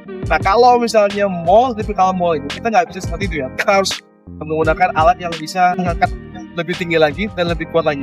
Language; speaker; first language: Indonesian; native; Indonesian